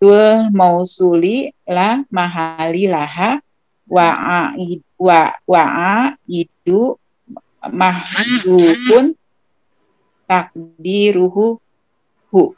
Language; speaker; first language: Arabic; non-native, learner; Indonesian